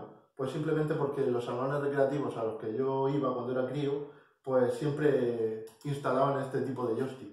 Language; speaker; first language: Spanish; native; Spanish